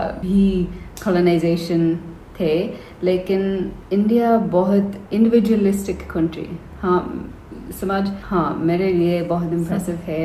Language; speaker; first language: Hindi; non-native, learner; English